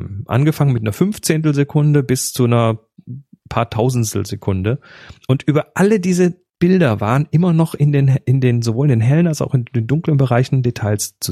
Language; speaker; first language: German; native; German